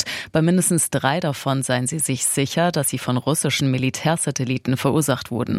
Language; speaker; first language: German; native; German